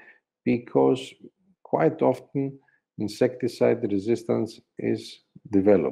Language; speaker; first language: English; non-native, fluent; Greek